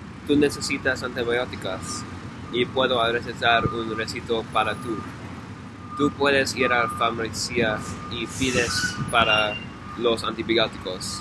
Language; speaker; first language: Spanish; non-native, learner; English